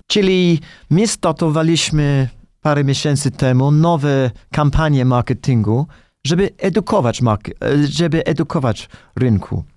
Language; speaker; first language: Polish; non-native, fluent; English